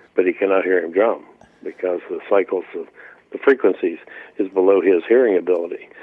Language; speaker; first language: English; native; English